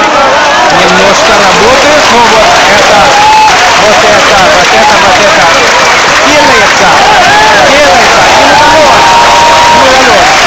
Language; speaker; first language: Russian; non-native, fluent; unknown